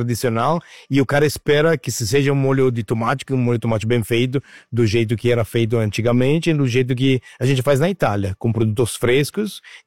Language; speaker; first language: Portuguese; non-native, fluent; Italian